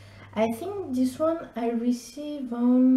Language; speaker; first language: English; non-native, learner; French